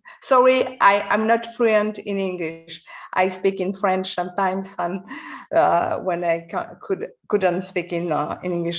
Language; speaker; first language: English; non-native, learner; French